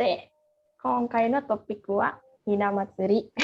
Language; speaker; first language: Japanese; non-native, fluent; Indonesian